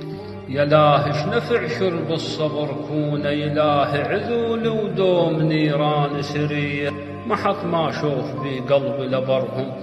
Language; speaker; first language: Arabic; native; Arabic